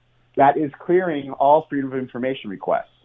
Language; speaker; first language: English; native; English